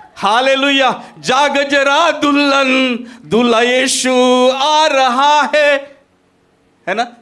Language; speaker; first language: Hindi; non-native, local second language; Marathi